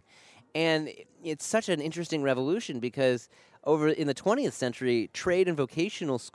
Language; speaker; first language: English; native; English